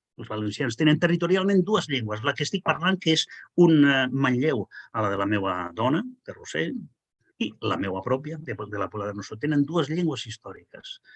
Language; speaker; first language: Catalan; non-native, local second language; Spanish